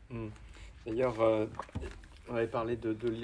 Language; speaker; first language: French; native; French